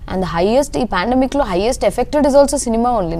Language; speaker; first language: Telugu; early bilingual, heritage; Telugu